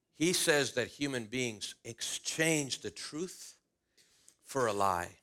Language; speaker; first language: English; early bilingual, other home language; Spanish